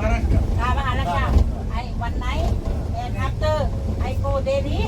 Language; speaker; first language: English; non-native, learner; Thai